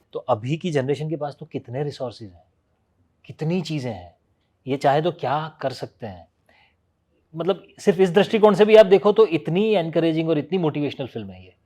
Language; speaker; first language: Hindi; non-native, local second language; Gujarati